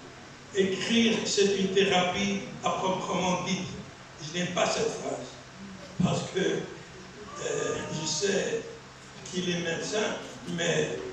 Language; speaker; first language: French; non-native, local second language; Arabic